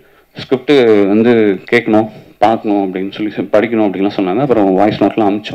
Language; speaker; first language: Tamil; native; Tamil